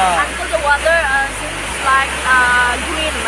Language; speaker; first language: English; non-native, learner; Indonesian